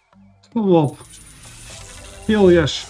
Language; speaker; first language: Dutch; native; Dutch